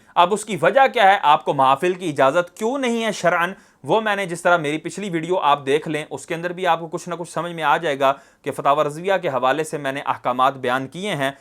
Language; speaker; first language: Urdu; non-native, local second language; Punjabi